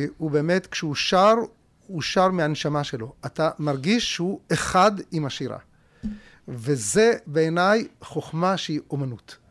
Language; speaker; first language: Hebrew; early bilingual, other home language; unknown